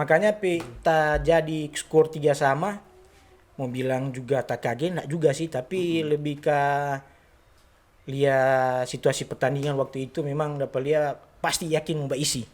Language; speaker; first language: Indonesian; non-native, local second language; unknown